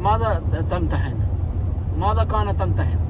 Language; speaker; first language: Arabic; non-native, learner; Urdu